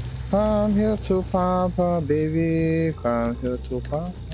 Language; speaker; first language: English; non-native, learner; Indonesian